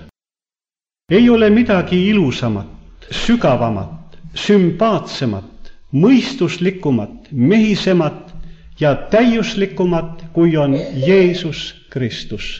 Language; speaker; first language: Estonian; native; Estonian